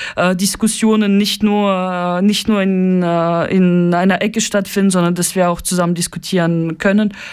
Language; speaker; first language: German; non-native, learner; Russian